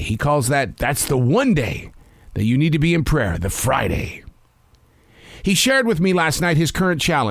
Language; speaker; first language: English; native; English